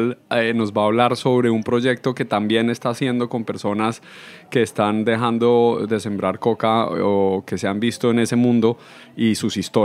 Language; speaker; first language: Spanish; native; Spanish